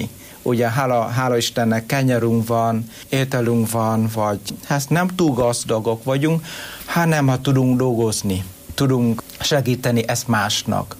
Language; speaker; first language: Hungarian; non-native, learner; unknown